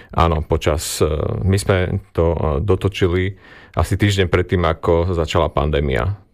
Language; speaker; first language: Slovak; native; Slovak